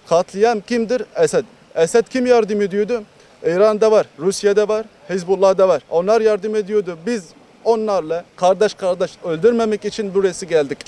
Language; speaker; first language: Turkish; non-native, fluent; Arabic